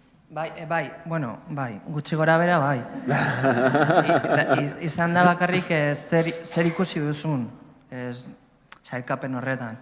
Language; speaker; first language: Basque; non-native, learner; Spanish